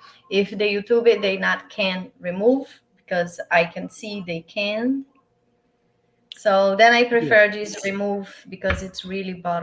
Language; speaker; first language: English; non-native, learner; Portuguese